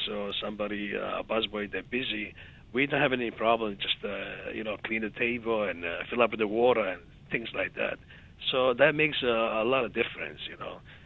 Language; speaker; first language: English; non-native, fluent; Serbian